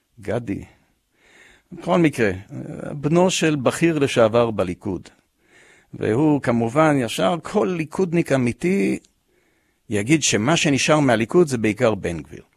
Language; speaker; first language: Hebrew; early bilingual, other home language; English